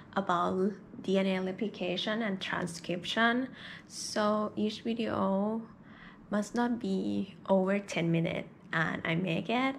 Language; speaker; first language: English; non-native, fluent; Thai